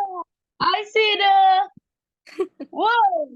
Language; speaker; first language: English; non-native, learner; Indonesian